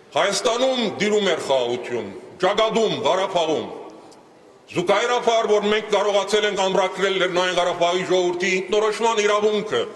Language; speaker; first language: Armenian; early bilingual, heritage; Armenian